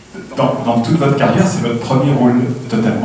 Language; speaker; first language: French; native; French